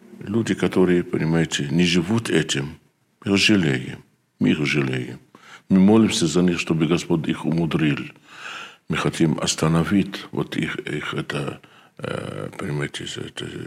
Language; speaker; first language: Russian; non-native, fluent; Arabic